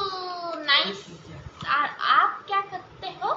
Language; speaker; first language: Hindi; non-native, local second language; Bangla